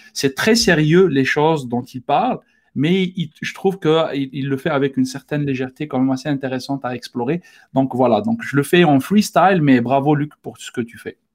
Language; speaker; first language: French; non-native, local second language; Arabic